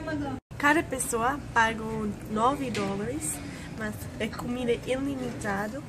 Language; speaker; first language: Portuguese; non-native, fluent; English